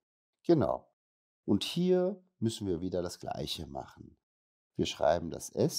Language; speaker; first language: German; non-native, fluent; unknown